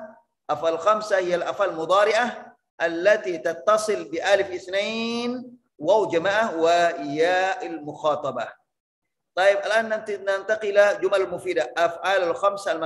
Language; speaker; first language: Arabic; non-native, fluent; Indonesian